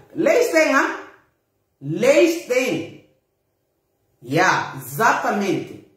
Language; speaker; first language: Portuguese; non-native, local second language; Upper Guinea Crioulo